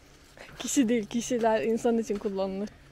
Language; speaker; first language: Turkish; native; Turkish